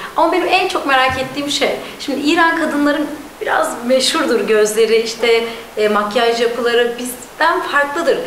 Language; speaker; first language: Turkish; native; Turkish